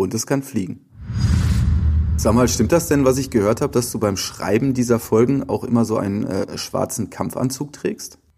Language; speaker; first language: German; native; German